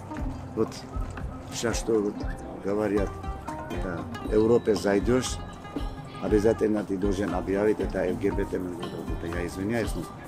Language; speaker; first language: Russian; non-native, fluent; Georgian